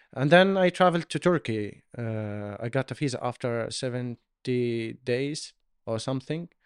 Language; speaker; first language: English; non-native, learner; Arabic